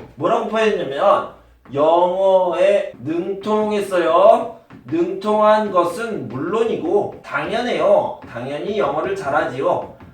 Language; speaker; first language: Korean; native; Korean